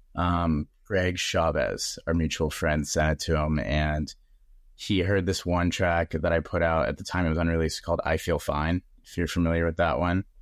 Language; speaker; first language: English; native; English